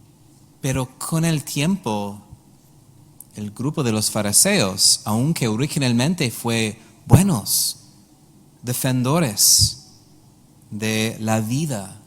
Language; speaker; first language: Spanish; non-native, learner; English